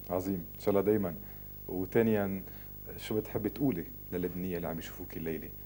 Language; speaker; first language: Arabic; native; Arabic